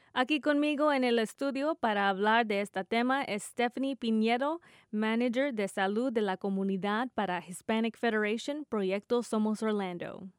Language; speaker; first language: Spanish; early bilingual, heritage; Spanish